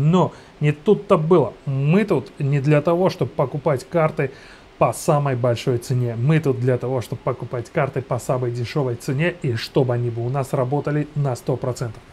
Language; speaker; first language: Russian; non-native, fluent; Georgian